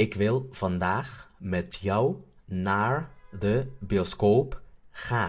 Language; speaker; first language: Dutch; non-native, fluent; Spanish